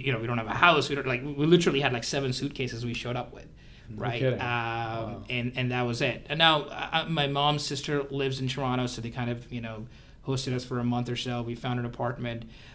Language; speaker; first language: English; non-native, local second language; Hindi